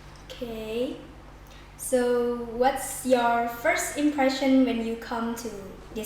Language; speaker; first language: English; non-native, learner; Indonesian